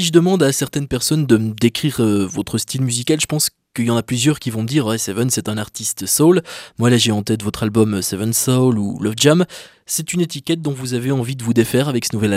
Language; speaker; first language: French; native; French